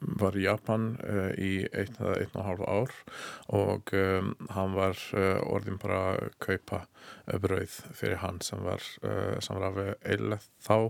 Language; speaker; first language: Icelandic; non-native, learner; Hungarian